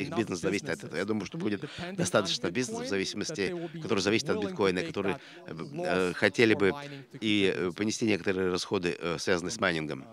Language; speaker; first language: Russian; native; Russian